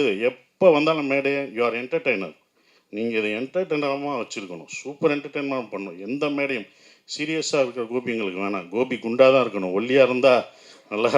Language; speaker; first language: Tamil; native; Tamil